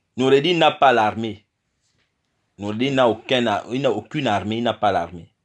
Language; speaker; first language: French; non-native, local second language; Fang